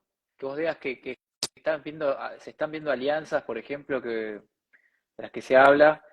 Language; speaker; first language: Spanish; native; Spanish